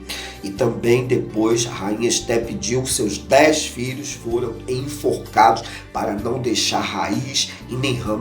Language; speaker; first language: Portuguese; native; Portuguese